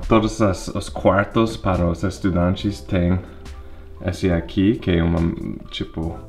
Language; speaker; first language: Portuguese; non-native, fluent; English